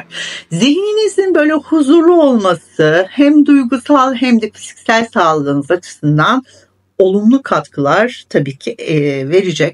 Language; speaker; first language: Turkish; native; Turkish